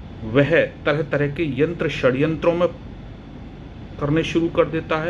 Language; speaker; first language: Hindi; native; Hindi